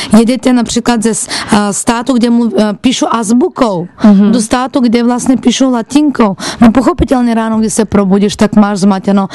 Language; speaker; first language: Czech; non-native, fluent; Turkish